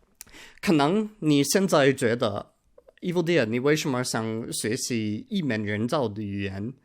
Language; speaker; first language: Chinese; non-native, learner; English